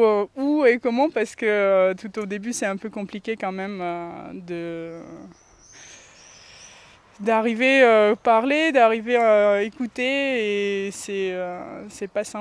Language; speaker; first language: French; non-native, fluent; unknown